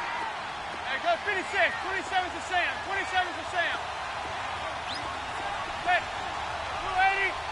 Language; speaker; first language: English; native; English